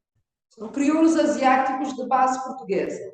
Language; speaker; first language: Portuguese; non-native, local second language; Kabuverdianu